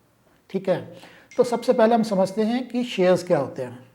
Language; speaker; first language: Hindi; native; Hindi